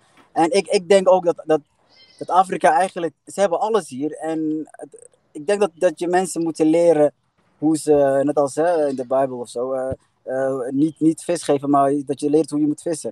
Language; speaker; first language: Dutch; early bilingual, other home language; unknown